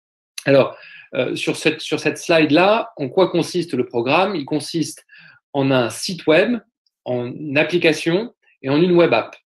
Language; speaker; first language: French; native; French